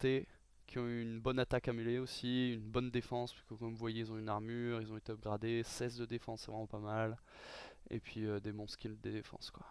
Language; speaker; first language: French; native; French